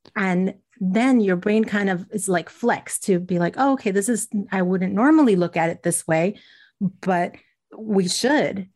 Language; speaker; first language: English; native; English